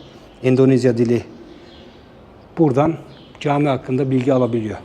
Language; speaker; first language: Turkish; native; Turkish